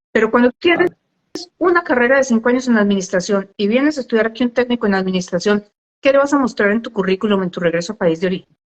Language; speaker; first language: Spanish; native; Spanish